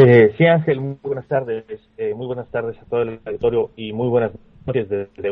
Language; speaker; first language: Spanish; native; Spanish